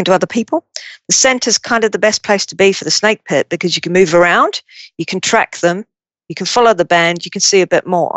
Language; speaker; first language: English; native; English